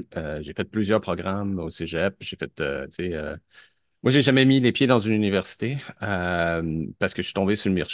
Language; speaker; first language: French; native; French